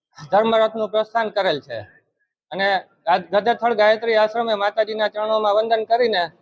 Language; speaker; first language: Gujarati; native; Gujarati